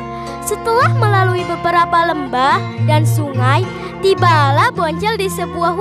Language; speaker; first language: Indonesian; native; Indonesian